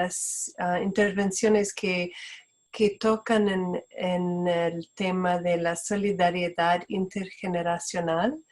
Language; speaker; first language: Spanish; non-native, fluent; Portuguese